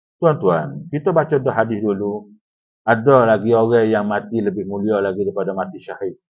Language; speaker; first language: Malay; native; Malay